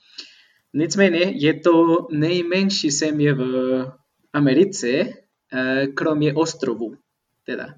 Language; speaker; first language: Czech; non-native, fluent; Spanish